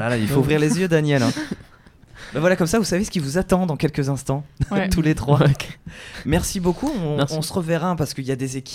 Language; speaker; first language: French; native; French